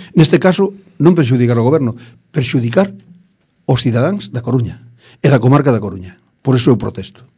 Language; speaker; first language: Galician; native; Galician